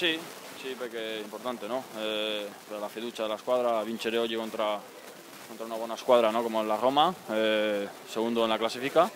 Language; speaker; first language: Italian; non-native, learner; Spanish